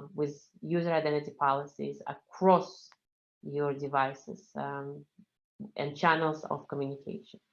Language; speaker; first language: English; non-native, fluent; Russian